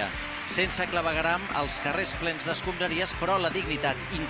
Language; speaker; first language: Catalan; native; Catalan